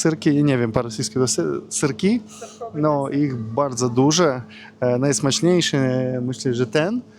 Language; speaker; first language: Polish; non-native, learner; Russian